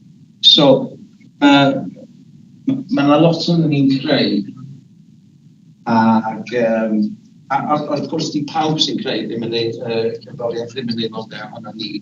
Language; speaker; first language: Welsh; native; Welsh